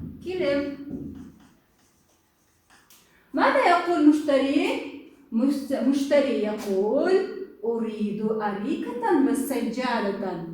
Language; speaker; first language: Arabic; non-native, fluent; Kyrgyz